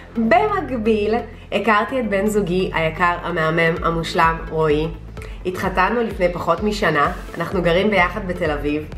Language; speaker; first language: Hebrew; early bilingual, other home language; Russian